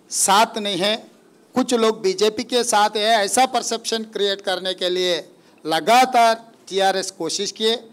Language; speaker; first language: Hindi; non-native, local second language; Telugu